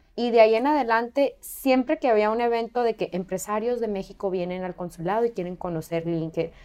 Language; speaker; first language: Spanish; native; Spanish